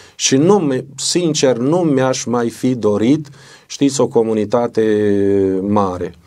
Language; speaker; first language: Romanian; native; Romanian